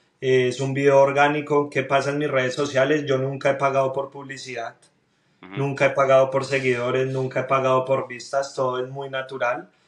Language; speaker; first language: Spanish; native; Spanish